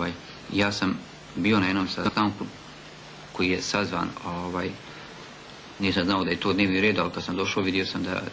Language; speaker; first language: Bosnian; native; Bosnian